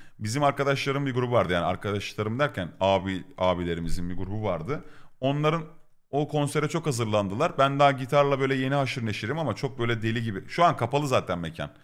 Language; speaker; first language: Turkish; native; Turkish